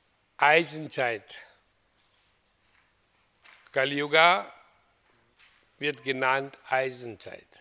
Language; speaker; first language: German; non-native, learner; Hindi